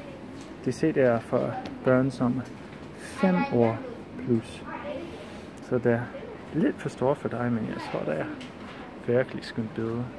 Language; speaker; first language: Danish; non-native, fluent; English